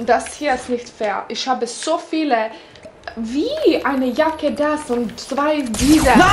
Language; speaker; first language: German; non-native, learner; English